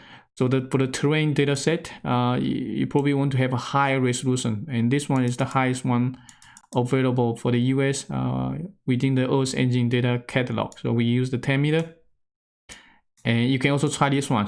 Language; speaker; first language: English; non-native, fluent; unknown